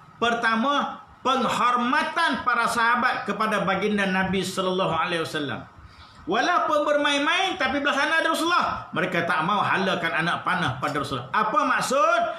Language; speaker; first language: Malay; native; Malay